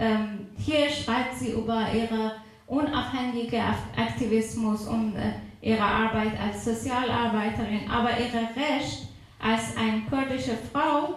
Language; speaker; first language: German; non-native, fluent; Persian